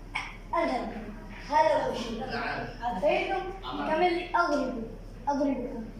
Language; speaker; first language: Arabic; non-native, learner; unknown